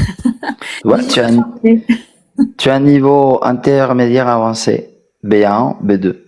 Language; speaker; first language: French; non-native, fluent; Spanish